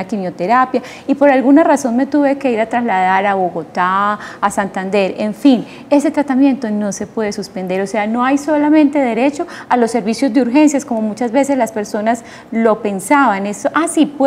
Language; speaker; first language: Spanish; native; Spanish